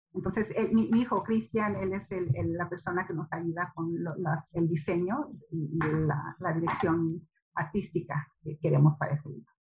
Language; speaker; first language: Spanish; early bilingual, heritage; Spanish